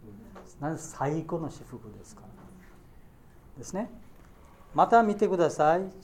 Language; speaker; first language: Japanese; non-native, learner; Bangla